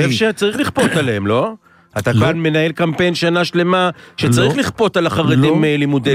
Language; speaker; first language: Hebrew; native; Hebrew